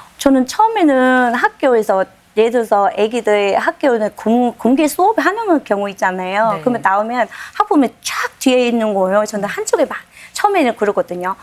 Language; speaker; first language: Korean; non-native, fluent; Vietnamese